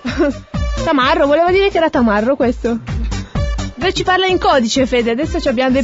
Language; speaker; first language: Italian; native; Italian